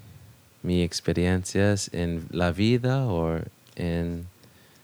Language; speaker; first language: Spanish; non-native, learner; English